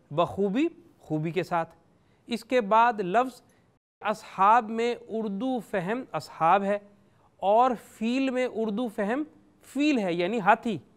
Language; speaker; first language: Urdu; native; Urdu